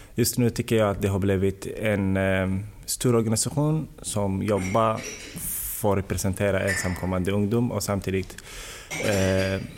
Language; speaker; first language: Swedish; non-native, fluent; Somali